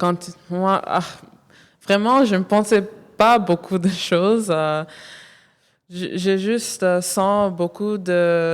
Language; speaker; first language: French; non-native, local second language; English